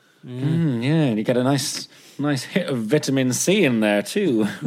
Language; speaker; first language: English; native; English